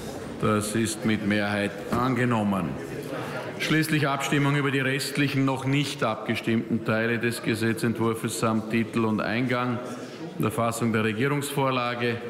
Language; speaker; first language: German; native; German